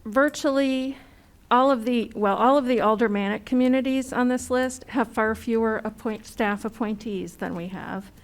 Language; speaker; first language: English; native; English